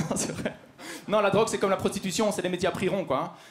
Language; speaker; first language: French; native; French